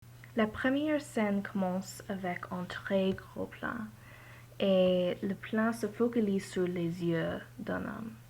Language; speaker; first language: French; non-native, learner; English